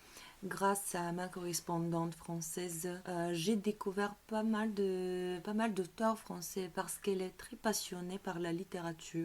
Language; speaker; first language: French; non-native, fluent; Bulgarian